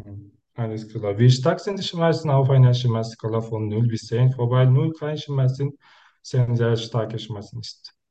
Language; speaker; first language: German; non-native, learner; Turkish